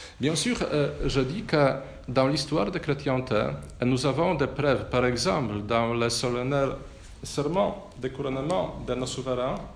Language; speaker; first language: French; non-native, fluent; Polish